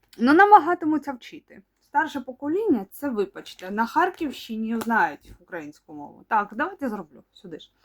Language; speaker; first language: Ukrainian; non-native, local second language; Russian